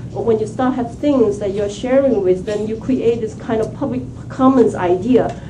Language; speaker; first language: English; non-native, fluent; Chinese